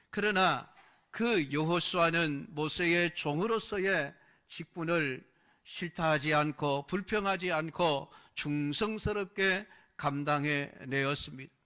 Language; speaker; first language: Korean; native; Korean